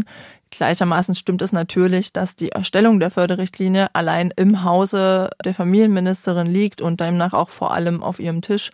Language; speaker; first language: German; native; German